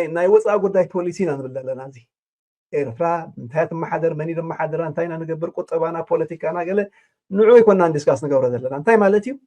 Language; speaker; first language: Tigrinya; native; Tigrinya